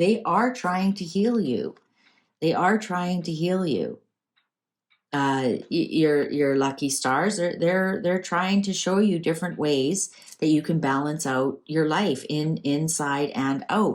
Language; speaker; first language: English; native; English